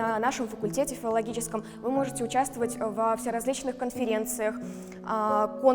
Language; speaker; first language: Russian; native; Russian